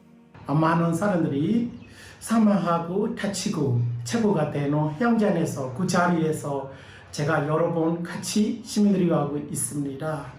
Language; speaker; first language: Korean; non-native, learner; Burmese